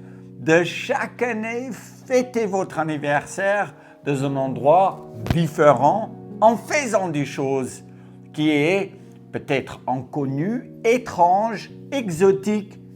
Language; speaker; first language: French; non-native, fluent; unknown